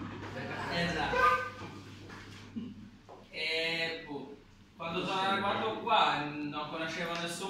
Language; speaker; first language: Italian; non-native, learner; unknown